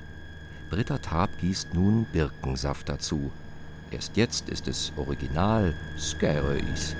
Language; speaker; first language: German; native; German